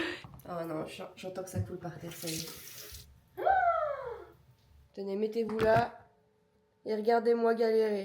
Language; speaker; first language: French; native; French